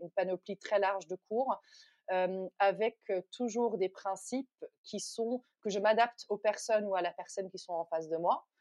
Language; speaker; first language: French; non-native, fluent; Dutch